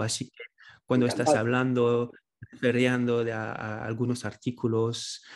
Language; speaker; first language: Spanish; non-native, fluent; French